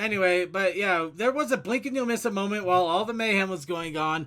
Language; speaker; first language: English; native; English